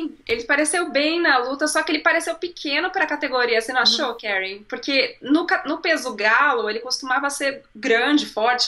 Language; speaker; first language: Portuguese; native; Portuguese